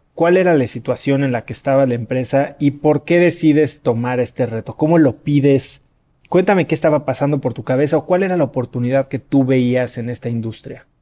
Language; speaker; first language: Spanish; native; Spanish